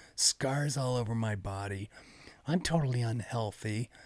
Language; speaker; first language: English; native; English